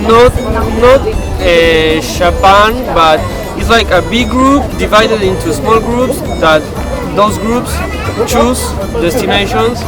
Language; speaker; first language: English; non-native, learner; Spanish